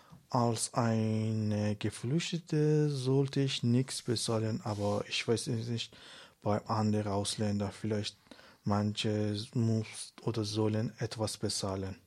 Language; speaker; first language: German; non-native, learner; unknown